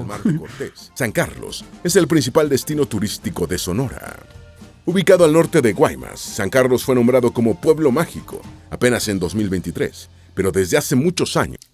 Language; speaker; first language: Spanish; native; Spanish